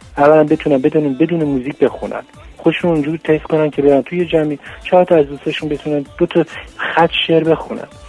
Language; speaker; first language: Persian; non-native, local second language; Central Kurdish